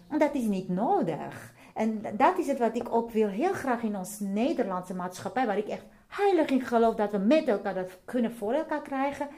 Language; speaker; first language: Dutch; non-native, fluent; Armenian